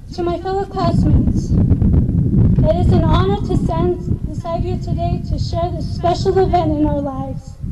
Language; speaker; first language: English; native; English